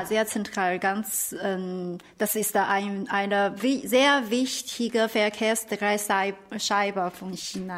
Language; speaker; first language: German; non-native, fluent; Chinese